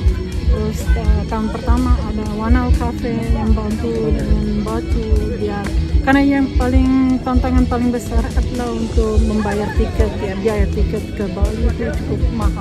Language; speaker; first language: Indonesian; non-native, fluent; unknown